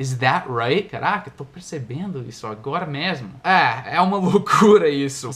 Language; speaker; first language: Portuguese; non-native, fluent; English